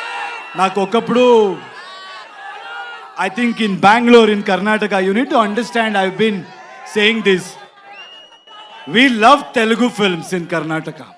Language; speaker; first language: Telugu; non-native, local second language; Kannada